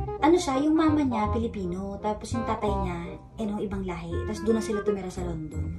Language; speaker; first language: Filipino; native; Filipino